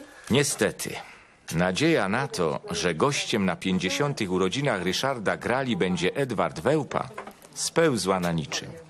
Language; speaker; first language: Polish; native; Polish